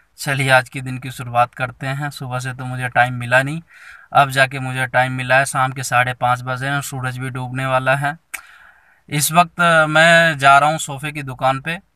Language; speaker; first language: Hindi; native; Hindi